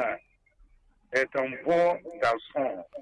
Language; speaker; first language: French; non-native, learner; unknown